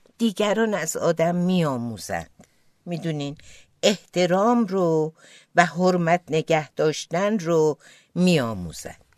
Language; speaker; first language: Persian; non-native, local second language; Azerbaijani